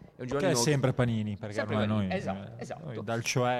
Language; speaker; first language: Italian; native; Italian